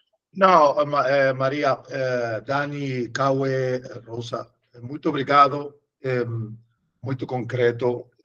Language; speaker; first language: Portuguese; non-native, learner; Spanish